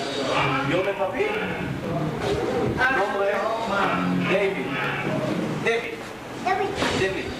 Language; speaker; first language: Spanish; non-native, learner; Hebrew